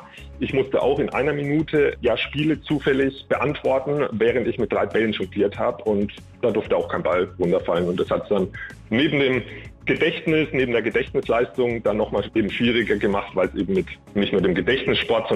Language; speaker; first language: German; native; German